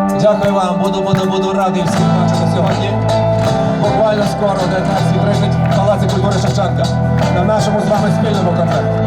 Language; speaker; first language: Ukrainian; native; Ukrainian